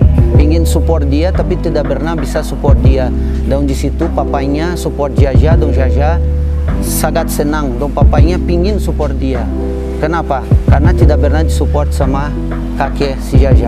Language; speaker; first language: Indonesian; non-native, fluent; Portuguese